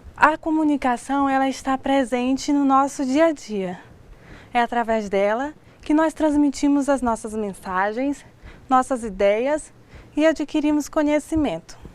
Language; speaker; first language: Portuguese; native; Portuguese